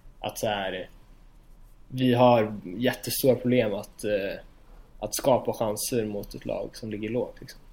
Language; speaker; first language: Swedish; native; Swedish